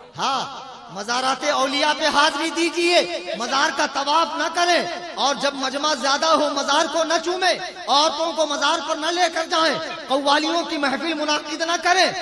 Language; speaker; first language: Urdu; native; Urdu